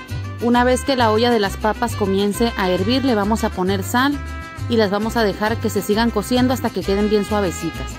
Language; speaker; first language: Spanish; native; Spanish